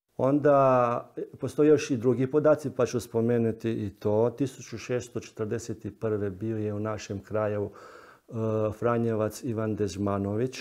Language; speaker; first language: Croatian; early bilingual, heritage; Croatian